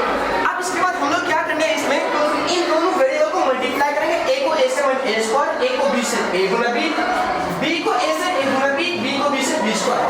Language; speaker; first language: Hindi; native; Hindi